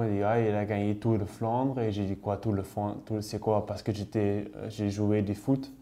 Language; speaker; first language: French; non-native, local second language; Dutch